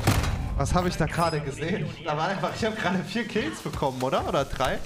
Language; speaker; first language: German; native; German